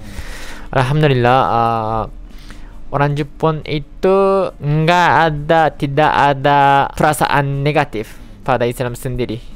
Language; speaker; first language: Indonesian; non-native, fluent; Japanese